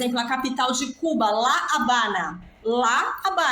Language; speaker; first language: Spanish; non-native, fluent; Portuguese